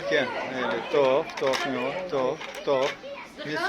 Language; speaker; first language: Hebrew; non-native, learner; Russian